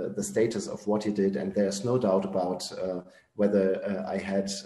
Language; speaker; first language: English; non-native, fluent; German